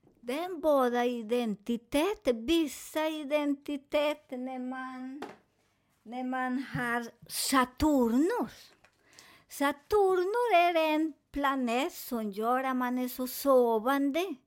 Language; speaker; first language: Swedish; non-native, learner; Spanish